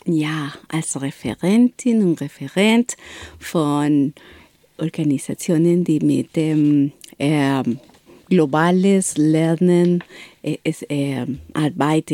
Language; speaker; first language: German; non-native, learner; Spanish